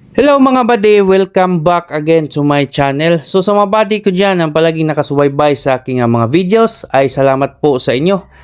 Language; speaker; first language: Filipino; non-native, local second language; Cebuano